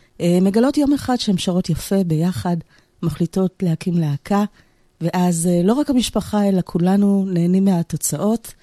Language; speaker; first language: Hebrew; native; Hebrew